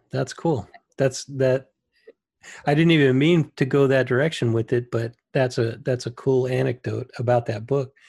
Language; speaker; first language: English; native; English